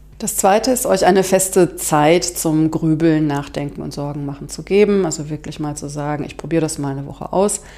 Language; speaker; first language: German; native; German